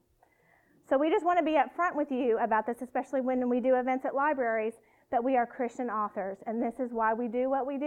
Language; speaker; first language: English; native; English